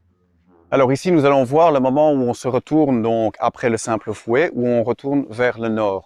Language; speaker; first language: French; native; French